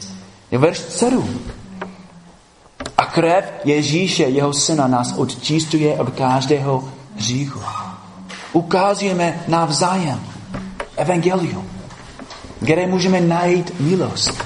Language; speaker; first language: Czech; non-native, fluent; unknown